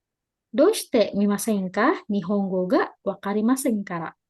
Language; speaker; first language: Japanese; non-native, fluent; Indonesian